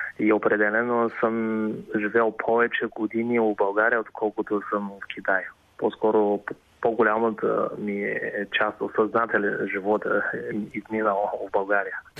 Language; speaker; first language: Bulgarian; non-native, fluent; Chinese